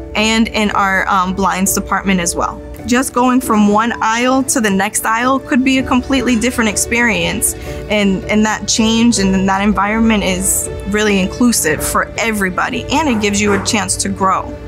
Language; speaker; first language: English; native; English